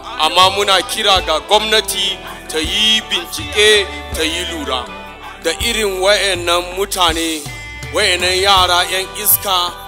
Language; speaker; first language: Hausa; non-native, local second language; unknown